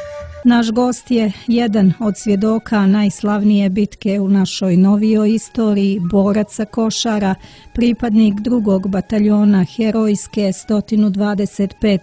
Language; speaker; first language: Serbian; native; Serbian